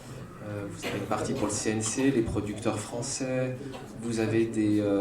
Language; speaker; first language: French; native; French